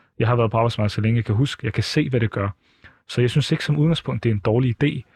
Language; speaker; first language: Danish; early bilingual, other home language; Arabic